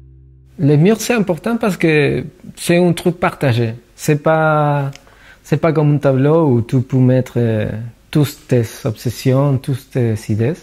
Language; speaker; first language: French; non-native, fluent; Spanish